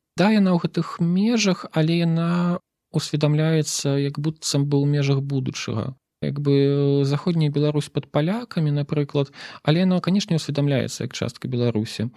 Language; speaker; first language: Belarusian; non-native, local second language; Russian